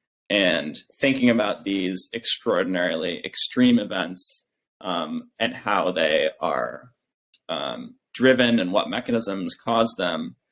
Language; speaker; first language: English; native; English